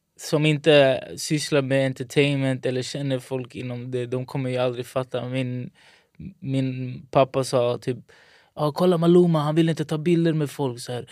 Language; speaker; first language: Swedish; early bilingual, other home language; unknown